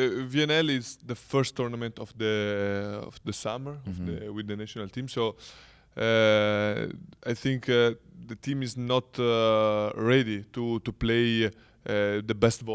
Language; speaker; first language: English; non-native, learner; Italian